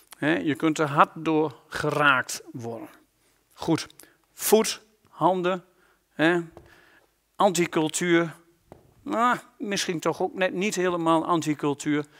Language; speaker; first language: Dutch; native; Dutch